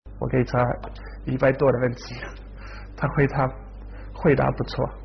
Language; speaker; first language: Chinese; non-native, learner; English